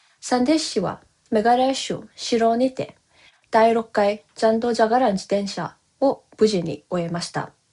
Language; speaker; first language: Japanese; non-native, fluent; Tibetan